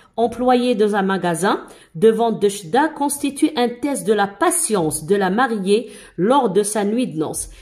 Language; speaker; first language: French; non-native, local second language; Arabic